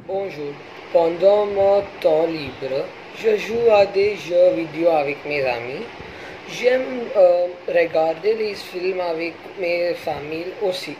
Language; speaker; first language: French; non-native, learner; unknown